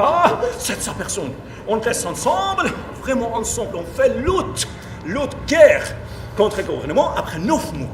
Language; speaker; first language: French; non-native, learner; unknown